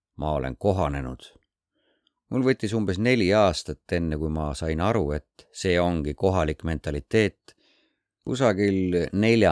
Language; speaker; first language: Estonian; non-native, fluent; Korean